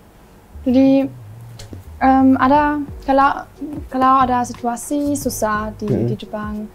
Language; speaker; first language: Indonesian; non-native, learner; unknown